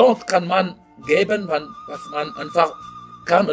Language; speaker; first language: German; non-native, learner; French